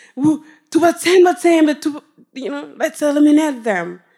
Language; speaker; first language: English; non-native, local second language; Kinyarwanda